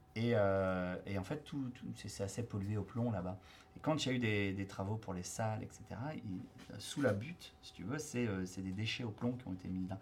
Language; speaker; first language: French; native; French